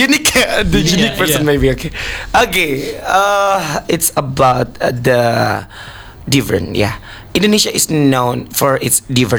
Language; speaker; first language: English; non-native, learner; Indonesian